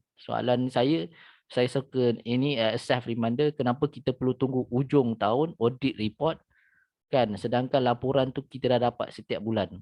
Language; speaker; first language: Malay; native; Malay